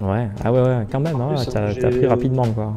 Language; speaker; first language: French; native; French